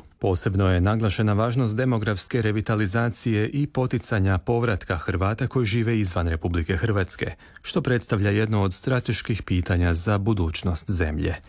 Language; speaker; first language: Serbian; native; Serbian